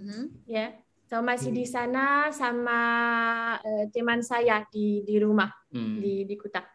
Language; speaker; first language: Indonesian; non-native, learner; French